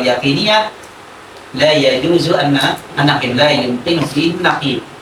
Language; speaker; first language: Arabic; non-native, fluent; Indonesian